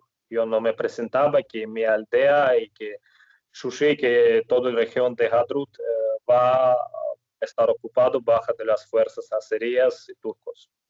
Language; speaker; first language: Spanish; non-native, fluent; Russian